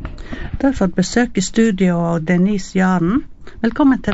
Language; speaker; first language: Norwegian; native; Norwegian